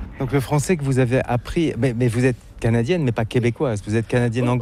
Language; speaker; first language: French; native; French